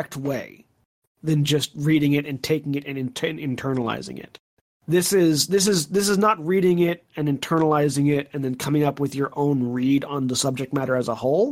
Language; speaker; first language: English; native; English